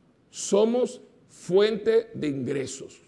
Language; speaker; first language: Spanish; native; Spanish